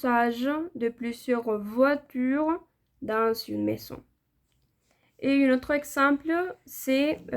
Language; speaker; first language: French; non-native, learner; Spanish